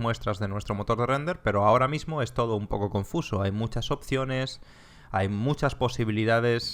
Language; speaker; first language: Spanish; native; Spanish